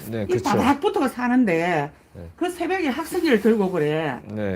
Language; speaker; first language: Korean; native; Korean